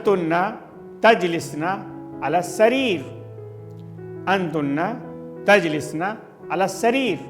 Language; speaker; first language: Arabic; non-native, fluent; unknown